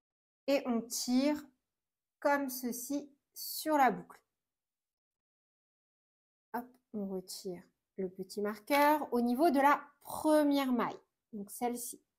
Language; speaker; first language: French; native; French